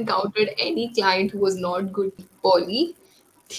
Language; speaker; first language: English; non-native, local second language; Hindi